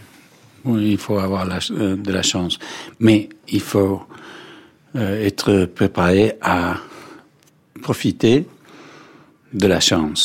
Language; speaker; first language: French; non-native, fluent; Danish